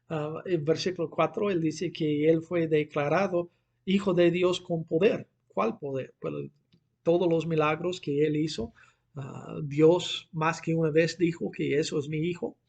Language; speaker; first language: Spanish; non-native, fluent; English